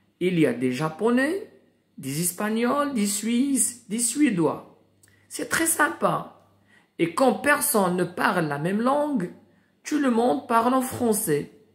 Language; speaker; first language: French; non-native, local second language; Arabic